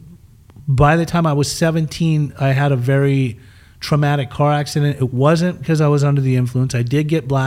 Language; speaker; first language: English; early bilingual, other home language; German